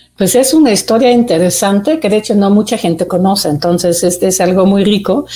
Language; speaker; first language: Spanish; non-native, fluent; Dutch